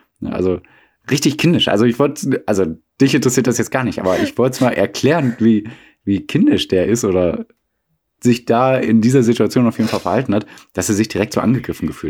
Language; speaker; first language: German; native; German